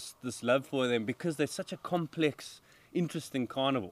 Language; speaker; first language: English; native; English